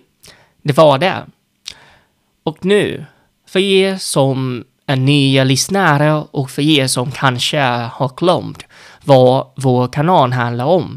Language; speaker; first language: Swedish; non-native, fluent; Vietnamese